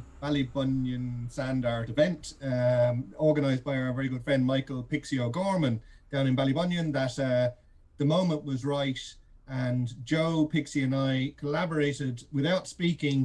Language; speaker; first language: English; native; English